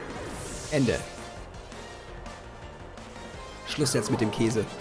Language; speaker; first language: German; native; German